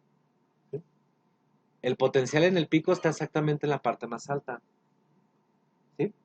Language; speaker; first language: Spanish; native; Spanish